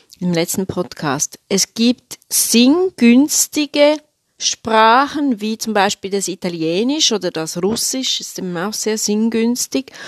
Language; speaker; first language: German; native; German